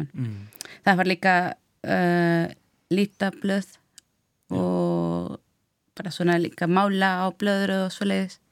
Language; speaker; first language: Icelandic; non-native, learner; Spanish